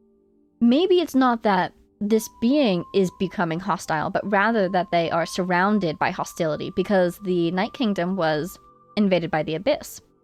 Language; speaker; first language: English; native; English